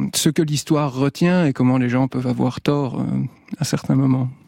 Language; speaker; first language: French; native; French